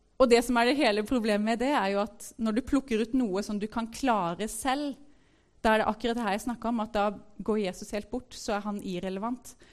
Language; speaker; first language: Norwegian; native; Norwegian